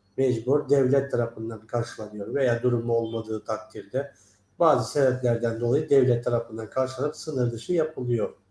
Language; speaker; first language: Turkish; non-native, fluent; Turkmen